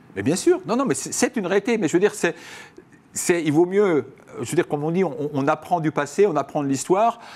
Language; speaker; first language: French; native; French